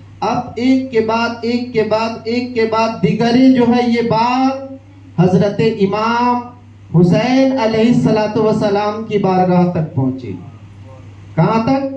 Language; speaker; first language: Urdu; native; Urdu